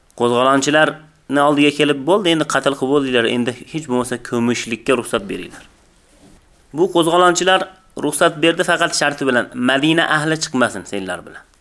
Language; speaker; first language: Uzbek; native; Uzbek